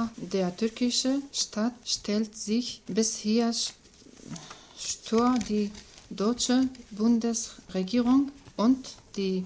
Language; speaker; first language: German; non-native, learner; Kurdish